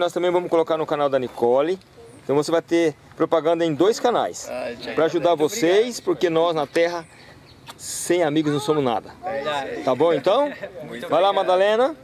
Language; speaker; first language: Portuguese; native; Portuguese